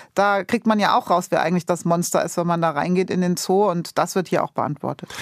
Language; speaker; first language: German; native; German